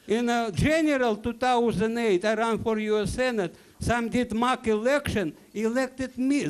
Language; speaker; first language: English; non-native, learner; Russian